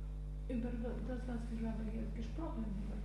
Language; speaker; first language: German; non-native, learner; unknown